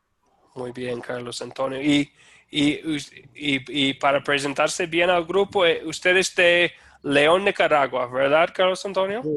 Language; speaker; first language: Spanish; non-native, fluent; English